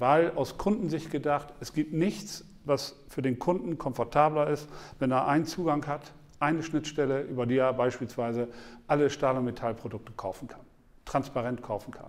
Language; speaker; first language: German; native; German